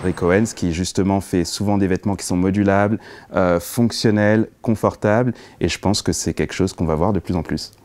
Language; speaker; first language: French; native; French